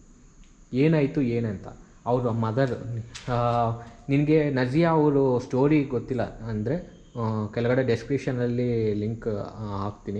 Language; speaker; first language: Kannada; non-native, local second language; Telugu